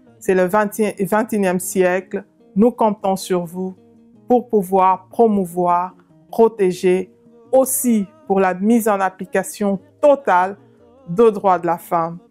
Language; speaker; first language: French; non-native, local second language; Lingala